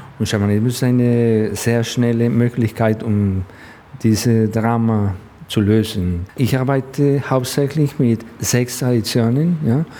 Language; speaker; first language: German; non-native, fluent; Spanish